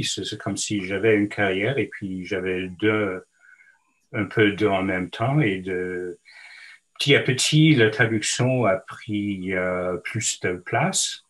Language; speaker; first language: French; non-native, local second language; English